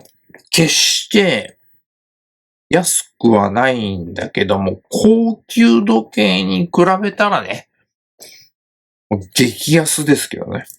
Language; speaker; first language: Japanese; native; Japanese